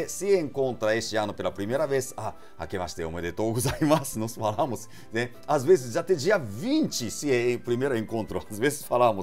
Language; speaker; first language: Portuguese; non-native, fluent; Japanese